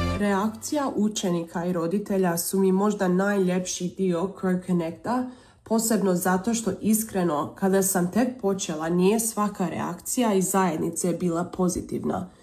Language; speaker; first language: Serbian; early bilingual, heritage; Croatian